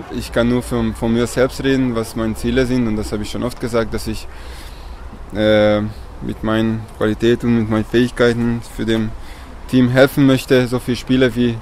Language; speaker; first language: German; non-native, learner; Hungarian